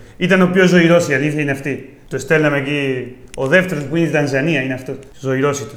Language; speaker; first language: Greek; non-native, fluent; Spanish